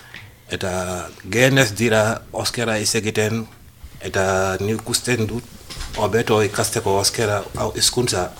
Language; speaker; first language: Basque; non-native, learner; Wolof